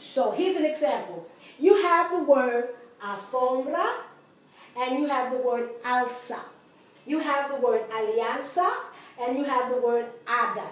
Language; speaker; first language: English; native; English